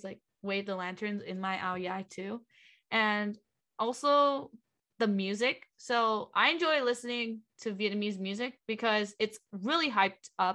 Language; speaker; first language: English; non-native, fluent; Vietnamese